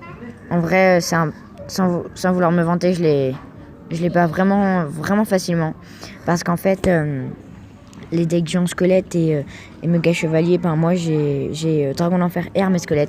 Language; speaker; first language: French; native; French